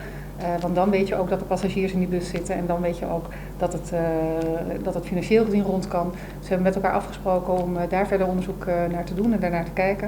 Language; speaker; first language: Dutch; native; Dutch